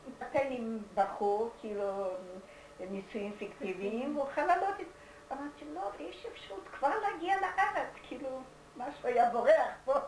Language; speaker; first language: Hebrew; non-native, fluent; Yiddish